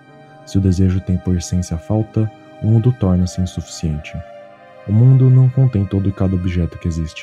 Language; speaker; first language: Portuguese; native; Portuguese